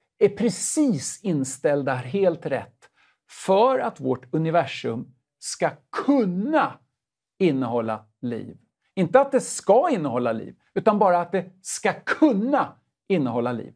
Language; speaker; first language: Swedish; native; Swedish